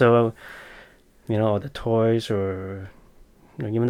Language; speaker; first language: English; non-native, local second language; Chinese